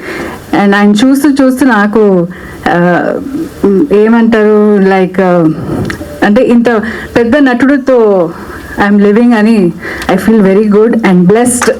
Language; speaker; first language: Telugu; non-native, local second language; Kannada